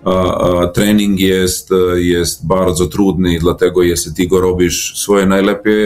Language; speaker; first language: Polish; non-native, fluent; Serbian